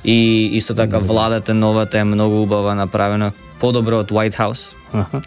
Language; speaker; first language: Macedonian; early bilingual, heritage; Macedonian